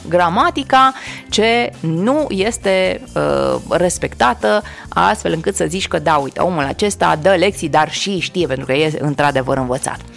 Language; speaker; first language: Romanian; native; Romanian